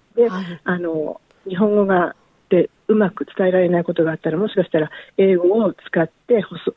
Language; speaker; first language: Japanese; native; Japanese